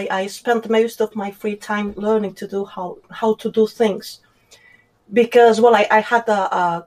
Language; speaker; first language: English; non-native, fluent; Spanish